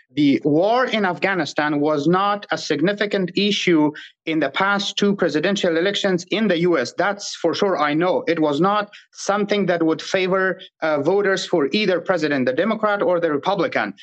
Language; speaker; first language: English; non-native, fluent; Pashto